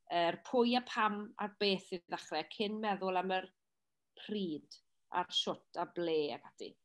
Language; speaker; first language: Welsh; native; Welsh